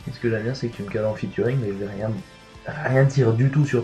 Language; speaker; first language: French; native; French